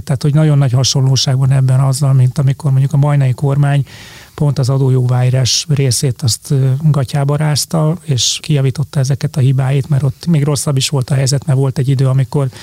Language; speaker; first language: Hungarian; native; Hungarian